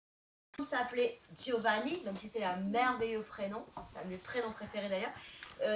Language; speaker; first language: French; native; French